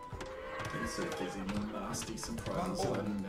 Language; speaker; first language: English; native; English